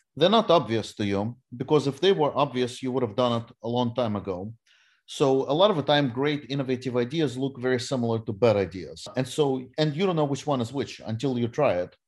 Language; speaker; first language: English; non-native, fluent; Russian